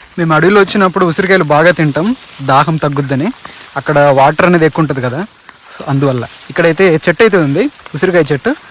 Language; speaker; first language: Telugu; native; Telugu